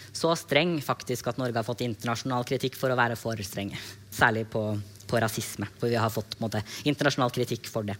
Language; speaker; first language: Norwegian; native; Norwegian